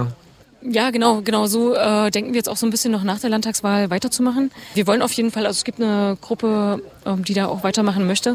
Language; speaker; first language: German; native; German